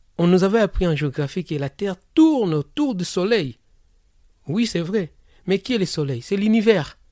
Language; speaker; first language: French; non-native, local second language; Lingala